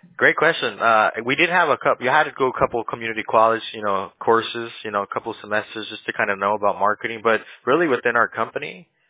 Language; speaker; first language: English; early bilingual, other home language; Spanish